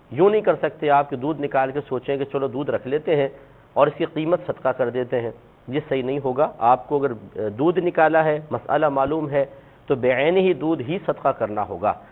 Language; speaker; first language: Urdu; native; Urdu